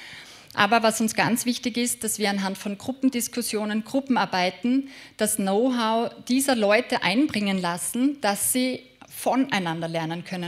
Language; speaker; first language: German; native; German